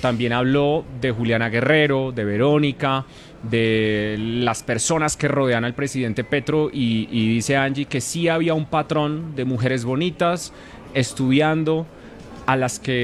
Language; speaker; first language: Spanish; native; Spanish